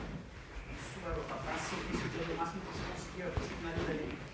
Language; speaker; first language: Portuguese; native; Portuguese